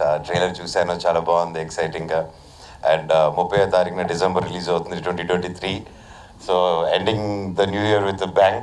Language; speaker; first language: Telugu; native; Telugu